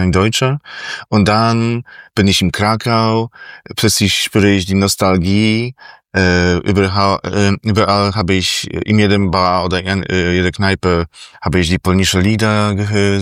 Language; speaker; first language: German; non-native, fluent; Polish